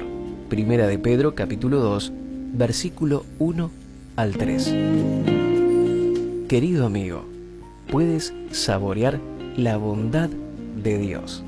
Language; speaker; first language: Spanish; native; Spanish